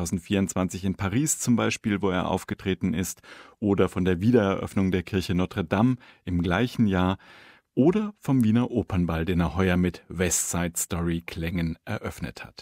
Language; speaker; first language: German; native; German